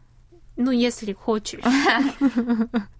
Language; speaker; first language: Russian; non-native, fluent; Korean